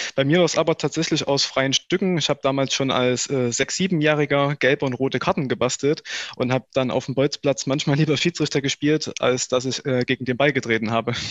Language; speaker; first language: German; native; German